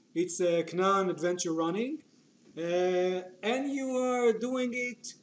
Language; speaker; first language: English; non-native, fluent; Hebrew